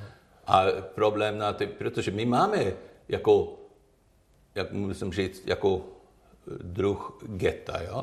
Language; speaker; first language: Czech; non-native, learner; Swedish